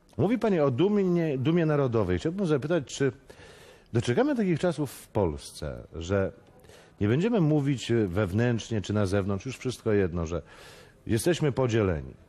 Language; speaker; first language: Polish; native; Polish